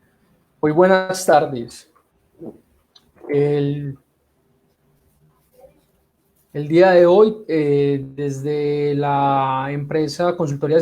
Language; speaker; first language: Spanish; native; Spanish